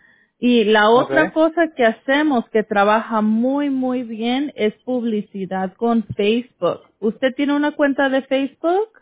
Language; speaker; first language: Spanish; early bilingual, heritage; Spanish